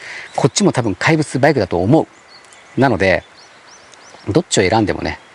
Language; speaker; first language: Japanese; native; Japanese